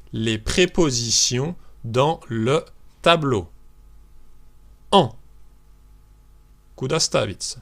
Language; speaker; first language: French; native; French